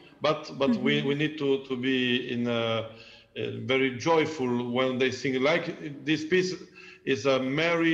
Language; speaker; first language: English; non-native, learner; Italian